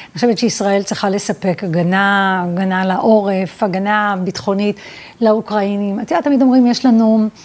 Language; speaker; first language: Hebrew; early bilingual, other home language; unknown